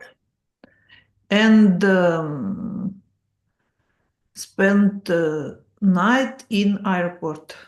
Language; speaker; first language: English; non-native, learner; Russian